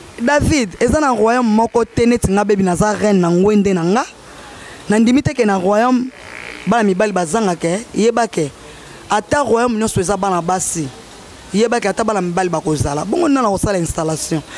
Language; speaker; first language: Lingala; non-native, local second language; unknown